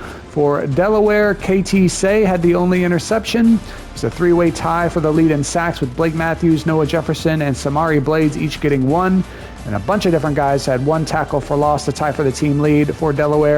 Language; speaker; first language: English; native; English